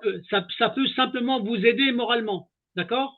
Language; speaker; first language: French; native; French